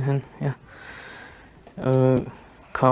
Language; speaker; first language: English; non-native, learner; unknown